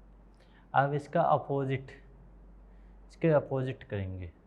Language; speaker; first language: Hindi; native; Hindi